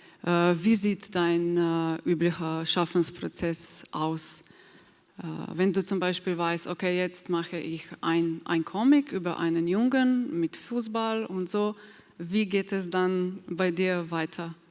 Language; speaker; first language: German; non-native, fluent; Slovenian